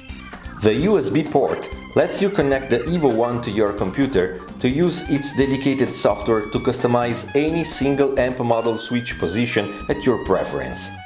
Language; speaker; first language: English; non-native, fluent; Italian